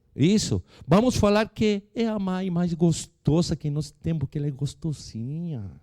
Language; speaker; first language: Portuguese; non-native, fluent; Spanish